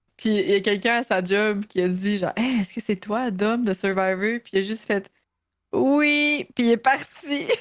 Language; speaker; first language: French; native; French